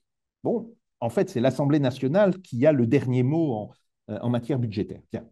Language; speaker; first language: French; native; French